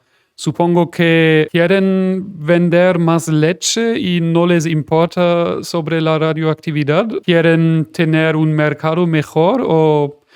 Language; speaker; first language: Spanish; non-native, fluent; German